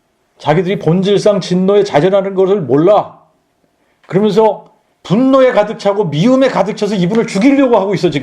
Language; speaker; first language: Korean; native; Korean